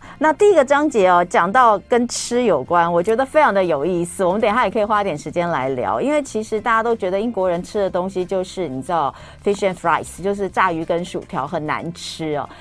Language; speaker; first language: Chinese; native; Chinese